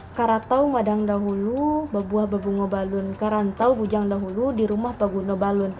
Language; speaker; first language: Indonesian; native; Indonesian